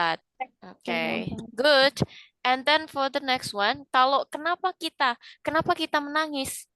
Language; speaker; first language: English; non-native, fluent; Indonesian